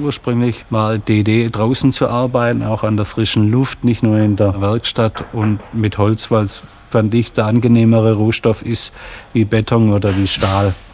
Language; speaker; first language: German; native; German